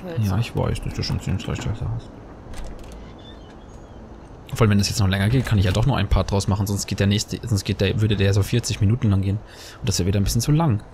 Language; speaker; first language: German; native; German